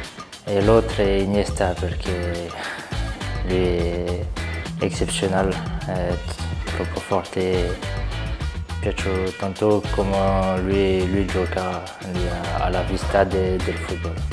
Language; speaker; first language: Italian; non-native, learner; French